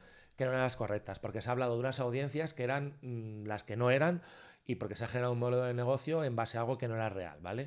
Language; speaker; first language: Spanish; native; Spanish